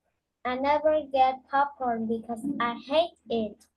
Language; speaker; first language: English; non-native, learner; Vietnamese